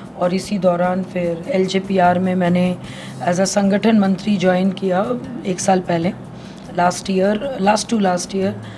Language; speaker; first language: Hindi; non-native, local second language; Bangla